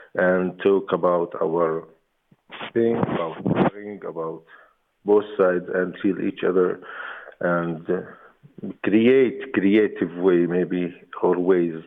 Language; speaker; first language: English; non-native, fluent; Arabic